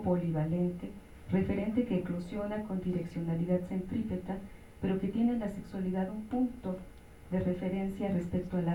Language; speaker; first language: Spanish; native; Spanish